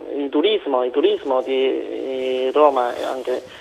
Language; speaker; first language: Italian; non-native, fluent; Chinese